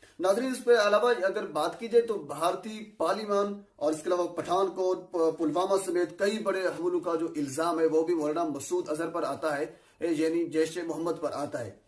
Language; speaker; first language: Urdu; non-native, local second language; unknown